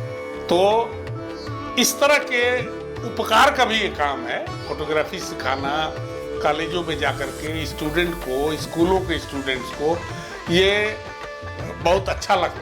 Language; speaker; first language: Hindi; native; Hindi